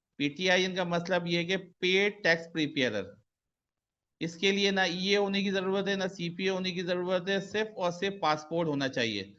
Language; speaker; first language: Urdu; native; Urdu